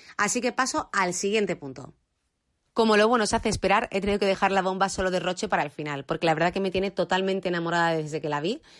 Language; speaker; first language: Spanish; native; Spanish